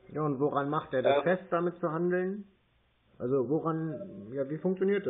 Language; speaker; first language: German; native; German